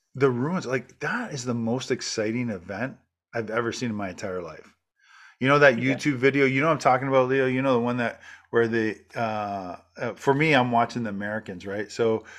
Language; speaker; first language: English; native; English